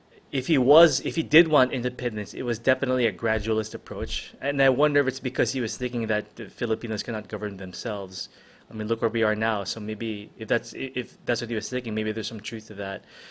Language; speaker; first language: English; non-native, local second language; Filipino